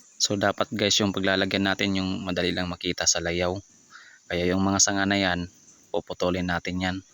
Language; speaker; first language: Filipino; non-native, local second language; Cebuano